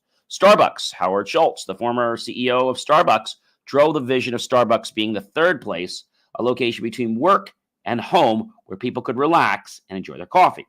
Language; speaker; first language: English; native; English